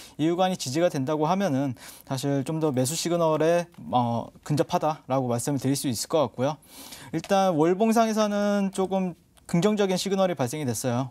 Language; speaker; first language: Korean; native; Korean